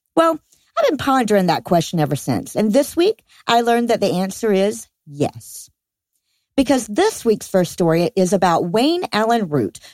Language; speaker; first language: English; native; English